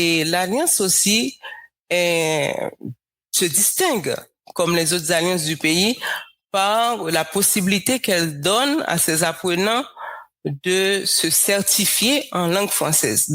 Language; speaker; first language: French; non-native, local second language; Haitian Creole